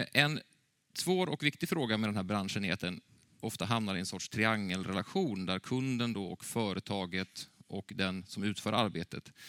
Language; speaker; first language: Swedish; native; Swedish